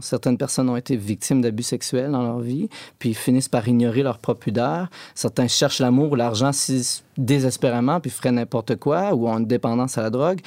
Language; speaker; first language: French; native; French